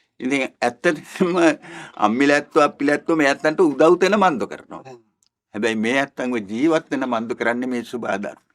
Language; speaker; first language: Sinhala; native; Sinhala